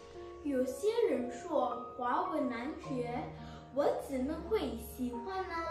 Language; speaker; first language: Chinese; early bilingual, heritage; Chinese